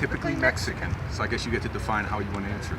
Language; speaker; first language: English; native; English